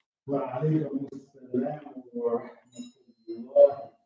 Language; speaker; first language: Arabic; non-native, learner; English